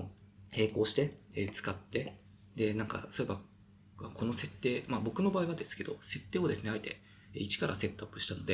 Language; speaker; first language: Japanese; native; Japanese